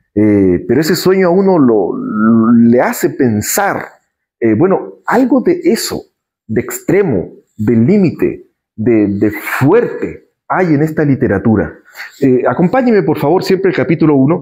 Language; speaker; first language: Spanish; native; Spanish